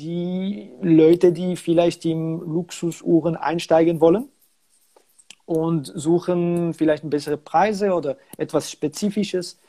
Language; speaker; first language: German; non-native, local second language; French